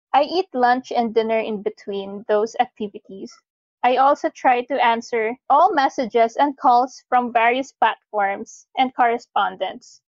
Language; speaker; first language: English; non-native, local second language; Filipino